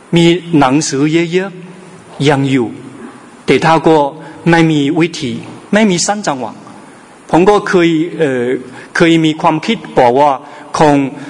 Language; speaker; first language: Thai; non-native, learner; Chinese